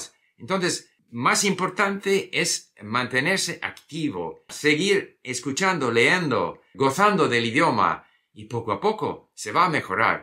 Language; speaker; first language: Spanish; non-native, fluent; English